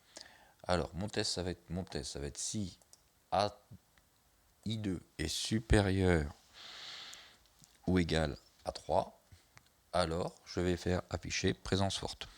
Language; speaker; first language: French; native; French